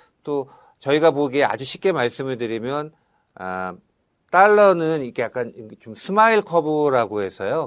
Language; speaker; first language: Korean; native; Korean